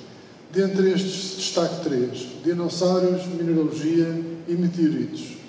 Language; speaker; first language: Portuguese; native; Portuguese